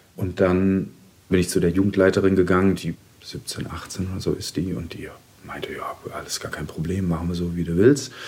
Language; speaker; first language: German; native; German